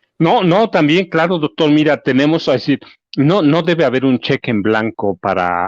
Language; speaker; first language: Spanish; native; Spanish